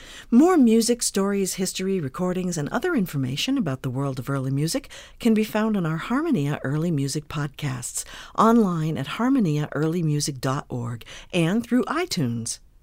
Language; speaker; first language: English; native; English